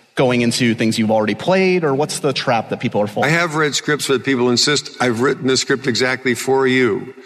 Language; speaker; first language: English; native; English